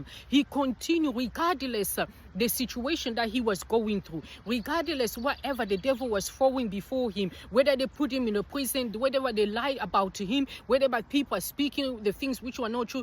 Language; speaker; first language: English; non-native, fluent; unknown